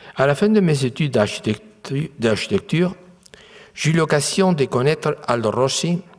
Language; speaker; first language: French; non-native, fluent; Spanish